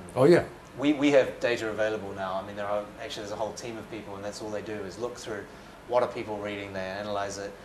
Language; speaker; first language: English; native; English